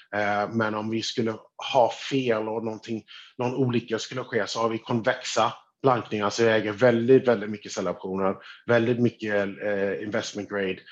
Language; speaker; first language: Swedish; non-native, fluent; English